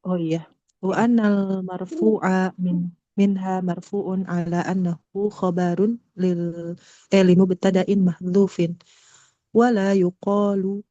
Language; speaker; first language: Arabic; non-native, learner; Indonesian